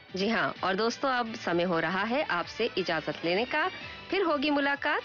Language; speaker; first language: Hindi; non-native, fluent; Japanese